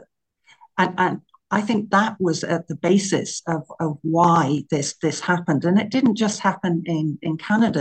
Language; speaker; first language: English; native; English